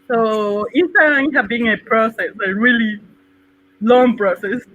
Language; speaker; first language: English; non-native, fluent; Spanish